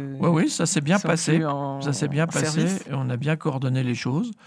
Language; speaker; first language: French; native; French